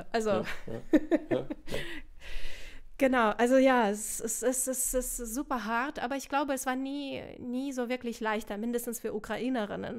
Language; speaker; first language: German; non-native, fluent; Russian